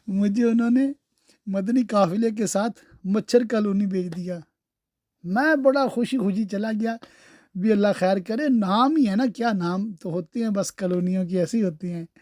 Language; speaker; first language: Urdu; early bilingual, heritage; Urdu